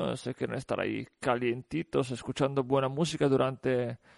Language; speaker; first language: Spanish; non-native, fluent; Italian